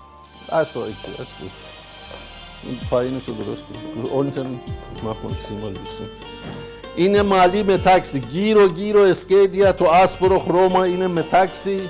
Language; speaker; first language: Greek; non-native, fluent; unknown